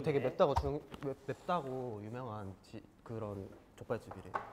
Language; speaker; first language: Korean; native; Korean